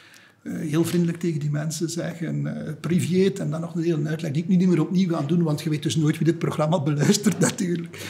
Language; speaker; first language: Dutch; native; Dutch